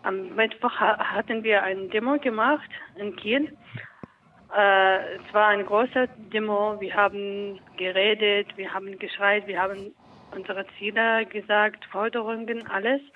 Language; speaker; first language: German; non-native, learner; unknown